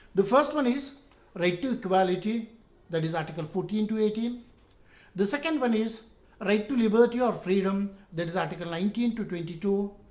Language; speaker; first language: English; non-native, local second language; Kannada